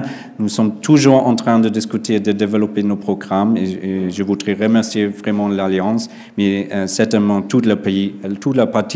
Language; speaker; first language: French; non-native, fluent; German